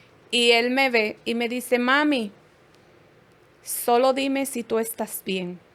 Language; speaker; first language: Spanish; native; Spanish